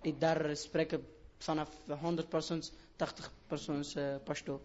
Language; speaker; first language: Dutch; non-native, learner; Persian